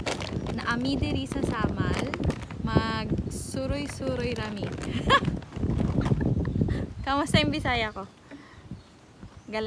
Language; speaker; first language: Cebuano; non-native, learner; Filipino